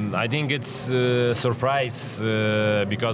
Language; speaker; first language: English; non-native, learner; Dutch